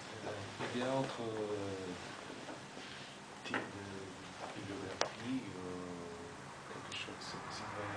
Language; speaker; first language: French; non-native, learner; Portuguese